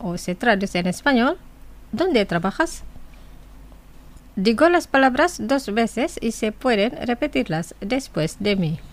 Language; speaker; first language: Spanish; non-native, fluent; Indonesian